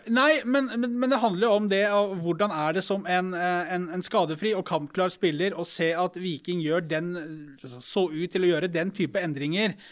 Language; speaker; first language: Norwegian; native; Norwegian